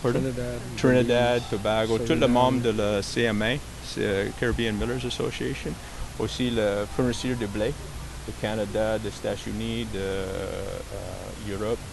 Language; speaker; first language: French; non-native, learner; English